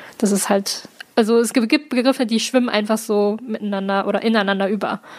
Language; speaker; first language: German; early bilingual, other home language; Chinese